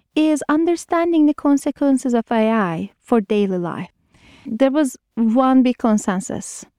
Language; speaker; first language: English; non-native, fluent; Turkish